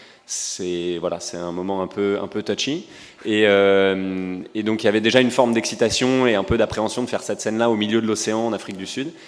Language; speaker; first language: French; native; French